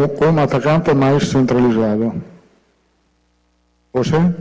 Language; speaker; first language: Portuguese; non-native, fluent; Italian